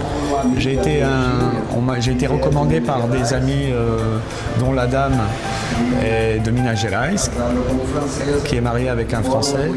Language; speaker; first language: French; non-native, fluent; Portuguese